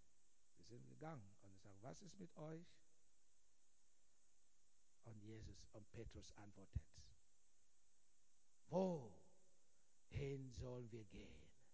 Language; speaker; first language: German; non-native, fluent; Igbo